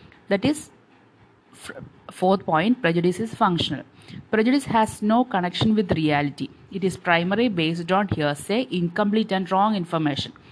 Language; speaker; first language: English; non-native, local second language; Malayalam